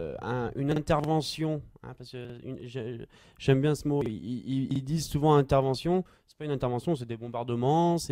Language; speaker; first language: French; native; French